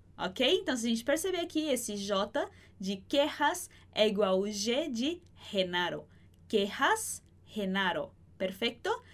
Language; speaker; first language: Portuguese; native; Portuguese